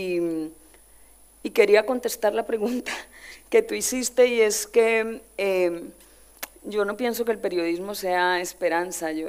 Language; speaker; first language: Spanish; native; Spanish